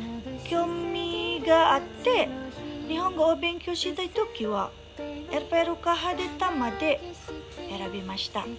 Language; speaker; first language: Japanese; non-native, learner; Indonesian